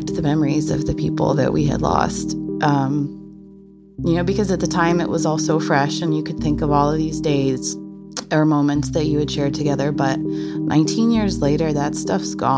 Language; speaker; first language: English; native; English